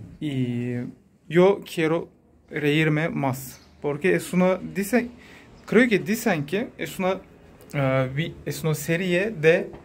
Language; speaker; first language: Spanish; non-native, learner; Turkish